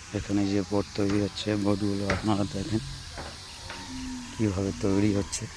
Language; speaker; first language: Bangla; native; Bangla